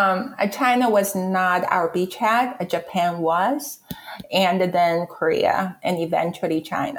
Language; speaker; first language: English; non-native, fluent; Chinese